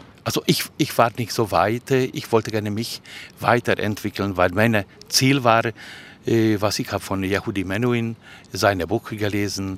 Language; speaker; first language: German; non-native, fluent; Hungarian